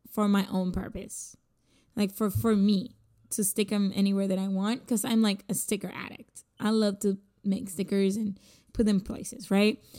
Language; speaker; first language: English; non-native, fluent; Spanish